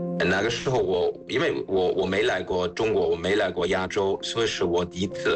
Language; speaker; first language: Chinese; non-native, fluent; German